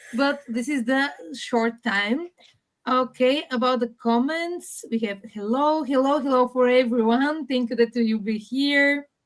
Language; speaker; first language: English; non-native, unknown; Bulgarian